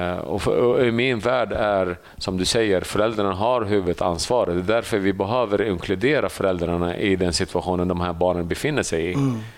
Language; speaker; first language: Swedish; early bilingual, other home language; Assyrian Neo-Aramaic